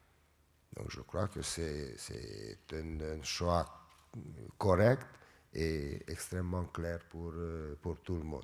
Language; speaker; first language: French; non-native, fluent; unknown